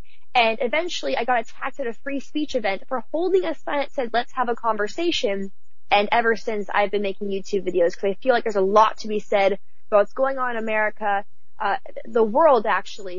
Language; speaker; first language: English; native; English